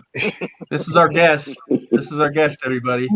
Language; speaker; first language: English; native; English